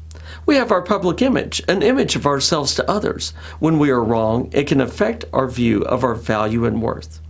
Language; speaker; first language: English; native; English